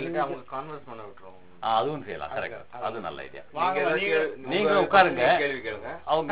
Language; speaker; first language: Tamil; native; Tamil